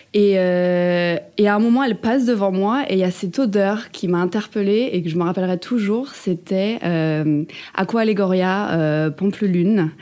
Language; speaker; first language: French; native; French